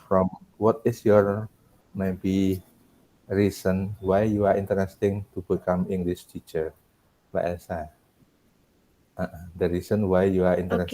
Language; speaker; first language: English; non-native, learner; Indonesian